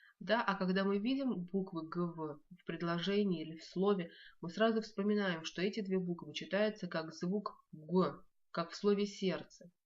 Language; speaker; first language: Russian; non-native, local second language; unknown